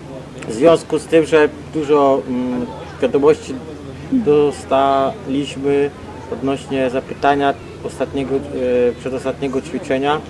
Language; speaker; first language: Polish; non-native, fluent; Vietnamese